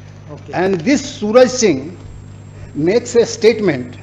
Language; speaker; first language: English; non-native, local second language; Hindi